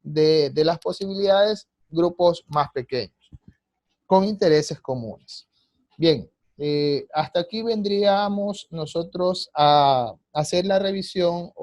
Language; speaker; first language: Spanish; native; Spanish